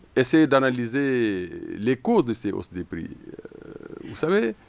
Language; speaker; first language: French; non-native, local second language; Wolof